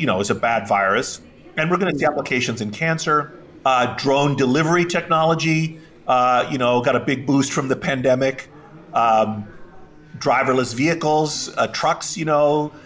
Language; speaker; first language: English; early bilingual, other home language; Greek